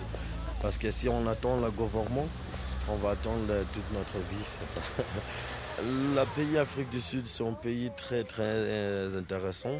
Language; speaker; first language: French; non-native, fluent; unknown